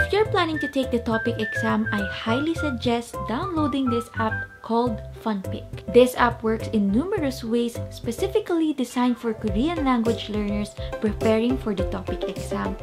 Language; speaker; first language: English; non-native, local second language; Filipino